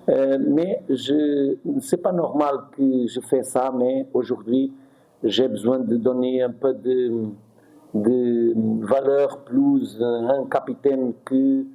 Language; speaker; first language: French; non-native, fluent; Portuguese